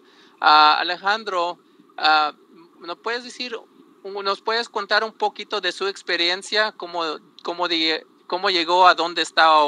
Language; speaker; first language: Spanish; early bilingual, heritage; Spanish